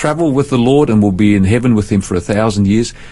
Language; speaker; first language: English; native; English